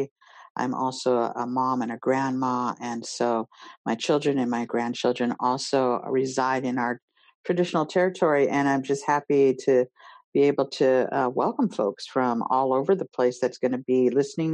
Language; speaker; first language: English; native; English